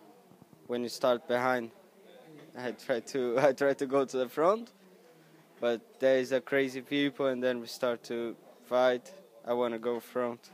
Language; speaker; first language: English; non-native, learner; Portuguese